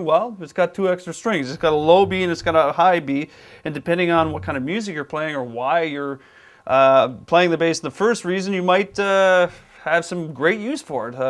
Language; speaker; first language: English; native; English